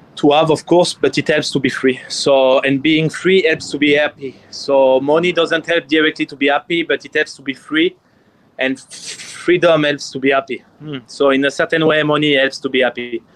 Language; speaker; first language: English; non-native, fluent; French